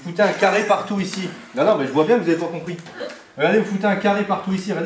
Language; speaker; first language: French; native; French